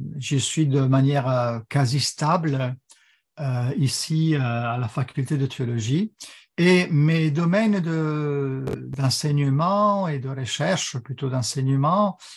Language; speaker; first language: French; non-native, fluent; Italian